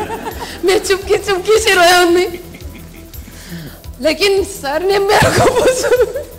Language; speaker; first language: Hindi; non-native, local second language; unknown